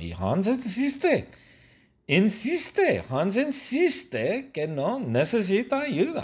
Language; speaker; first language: Spanish; non-native, fluent; English